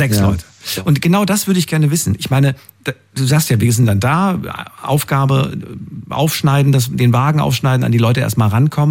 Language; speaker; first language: German; native; German